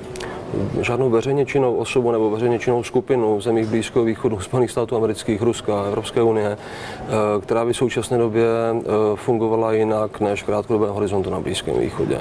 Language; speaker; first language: Czech; native; Czech